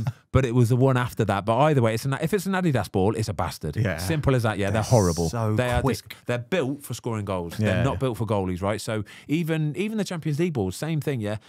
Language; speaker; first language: English; native; English